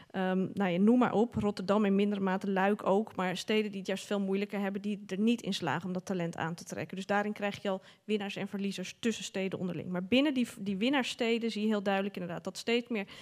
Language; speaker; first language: Dutch; native; Dutch